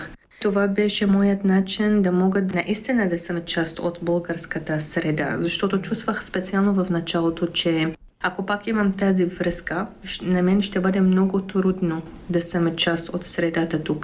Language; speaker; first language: Bulgarian; non-native, fluent; Arabic